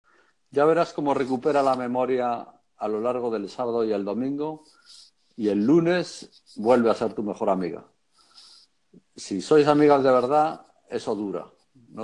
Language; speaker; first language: Spanish; native; Spanish